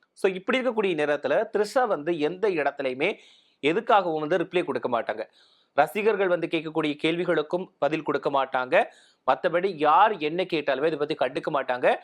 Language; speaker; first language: Tamil; native; Tamil